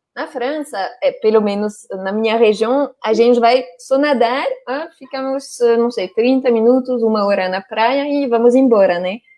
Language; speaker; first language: Portuguese; non-native, fluent; French